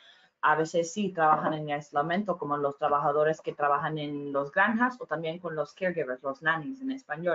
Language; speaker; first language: Spanish; non-native, fluent; English